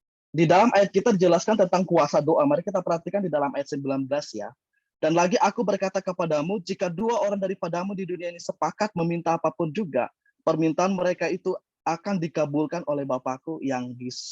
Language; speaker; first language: Indonesian; native; Indonesian